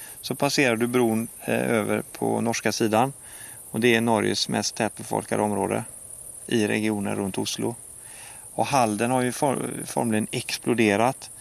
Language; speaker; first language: Swedish; native; Swedish